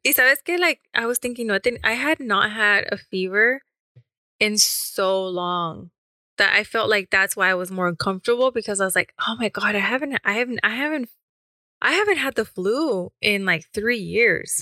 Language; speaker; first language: English; early bilingual, other home language; Spanish